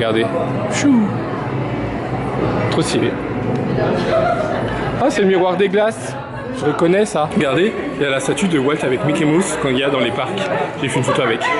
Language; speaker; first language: French; native; French